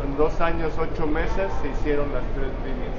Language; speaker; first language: Spanish; native; Spanish